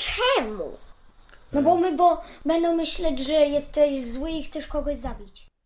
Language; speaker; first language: Polish; early bilingual, heritage; Polish